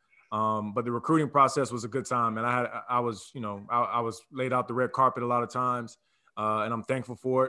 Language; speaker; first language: English; native; English